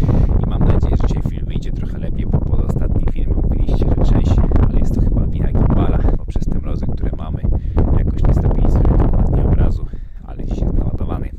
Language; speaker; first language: Polish; native; Polish